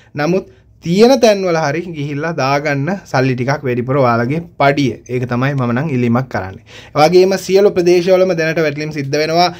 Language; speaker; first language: Sinhala; non-native, local second language; Tamil